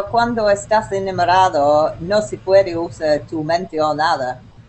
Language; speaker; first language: Spanish; non-native, learner; English